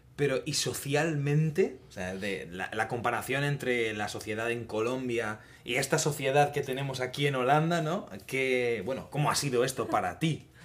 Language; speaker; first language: Spanish; native; Spanish